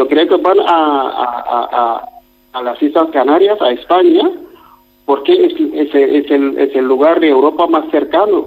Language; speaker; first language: Spanish; non-native, fluent; Wolof